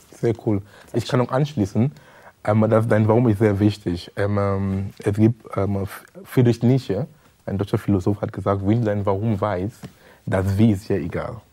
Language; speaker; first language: German; non-native, fluent; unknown